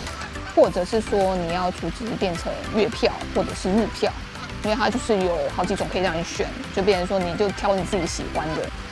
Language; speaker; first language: Chinese; native; Chinese